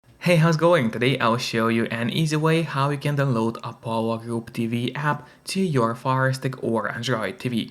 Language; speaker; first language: English; non-native, fluent; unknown